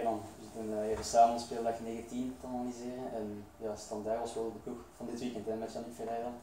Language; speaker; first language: Dutch; native; Dutch